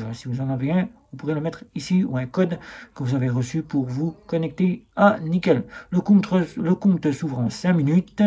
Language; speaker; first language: French; native; French